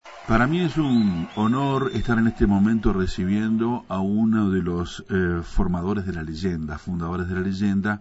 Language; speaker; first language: Spanish; native; Spanish